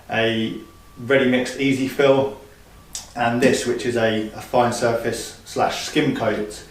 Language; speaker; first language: English; native; English